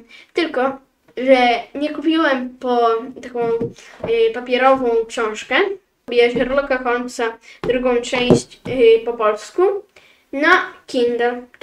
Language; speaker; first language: Polish; early bilingual, heritage; Polish